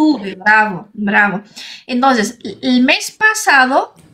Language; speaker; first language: Spanish; non-native, fluent; Arabic